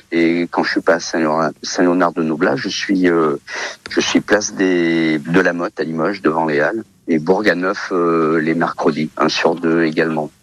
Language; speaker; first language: French; early bilingual, other home language; Portuguese